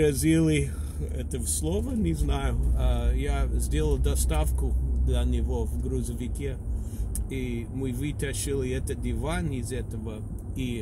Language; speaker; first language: Russian; non-native, learner; English